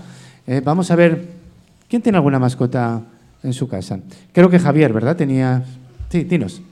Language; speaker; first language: Spanish; native; Spanish